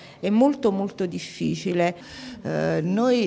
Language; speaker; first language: Italian; native; Italian